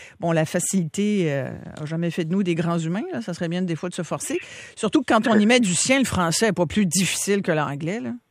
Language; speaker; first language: French; native; French